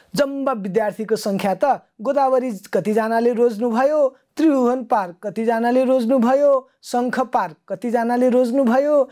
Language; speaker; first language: Nepali; native; Nepali